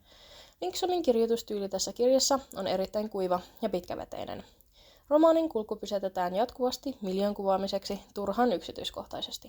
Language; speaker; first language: Finnish; native; Finnish